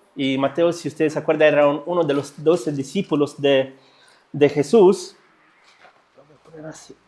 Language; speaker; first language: Spanish; non-native, fluent; Italian